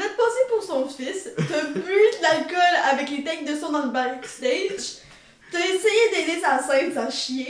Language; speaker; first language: French; native; French